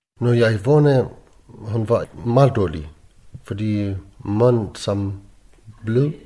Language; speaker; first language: Danish; non-native, learner; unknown